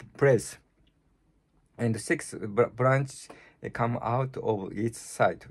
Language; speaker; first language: English; non-native, learner; Japanese